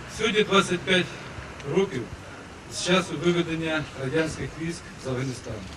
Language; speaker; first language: Ukrainian; native; Ukrainian